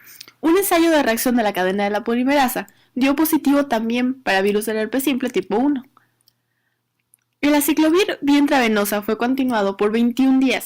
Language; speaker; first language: Spanish; native; Spanish